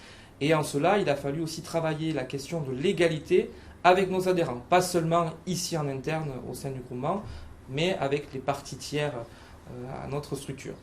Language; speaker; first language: French; native; French